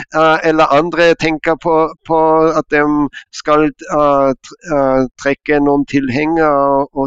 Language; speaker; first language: Norwegian; non-native, fluent; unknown